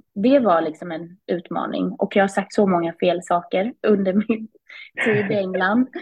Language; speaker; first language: Swedish; native; Swedish